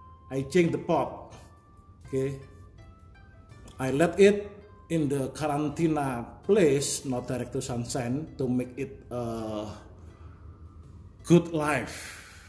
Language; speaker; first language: English; non-native, learner; Indonesian